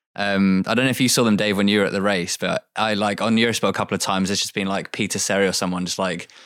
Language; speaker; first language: English; native; English